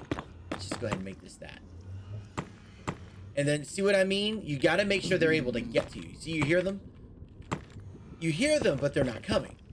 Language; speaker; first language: English; native; English